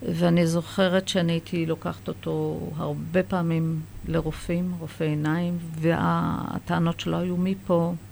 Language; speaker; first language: Hebrew; early bilingual, other home language; Persian